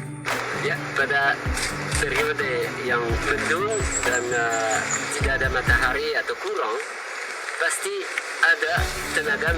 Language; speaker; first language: Indonesian; non-native, learner; French